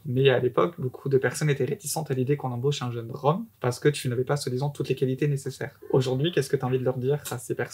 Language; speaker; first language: French; native; French